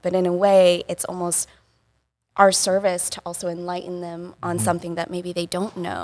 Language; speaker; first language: English; native; English